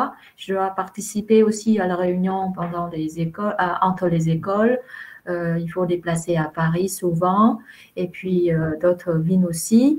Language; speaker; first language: French; non-native, fluent; Vietnamese